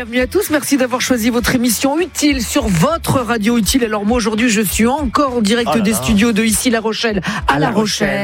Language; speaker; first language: French; native; French